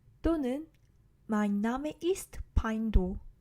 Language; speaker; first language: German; non-native, learner; Korean